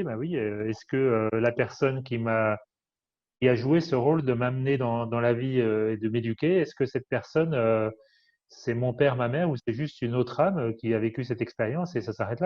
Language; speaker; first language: French; native; French